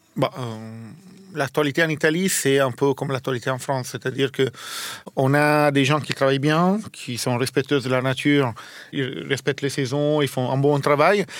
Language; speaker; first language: French; non-native, fluent; Italian